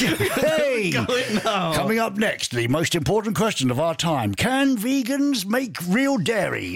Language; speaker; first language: English; native; English